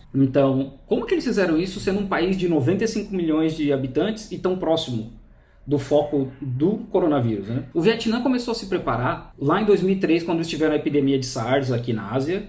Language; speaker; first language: Portuguese; native; Portuguese